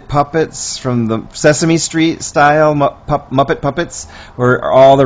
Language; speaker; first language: English; native; English